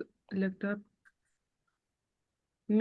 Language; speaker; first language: English; non-native, learner; Spanish